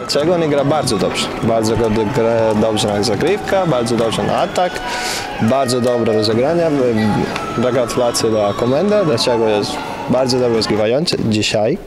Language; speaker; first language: Polish; non-native, learner; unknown